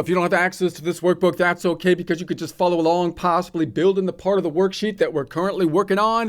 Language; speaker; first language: English; native; English